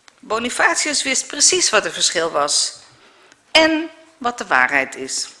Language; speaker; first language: Dutch; native; Dutch